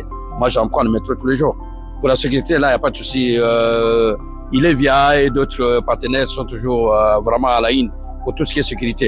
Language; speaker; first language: French; native; French